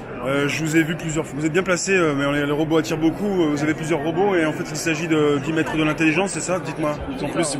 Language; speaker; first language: French; native; French